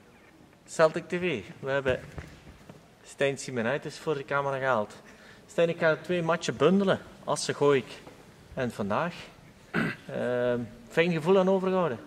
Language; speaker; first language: Dutch; native; Dutch